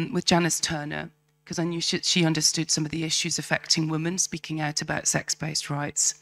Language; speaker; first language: English; native; English